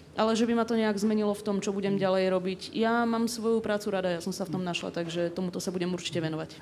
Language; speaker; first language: Slovak; native; Slovak